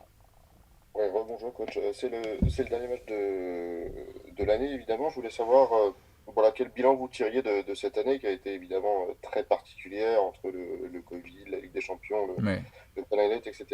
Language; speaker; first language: French; native; French